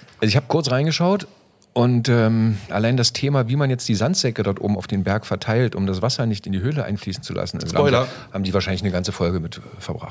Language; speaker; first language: German; native; German